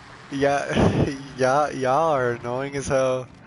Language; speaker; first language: English; early bilingual, other home language; Spanish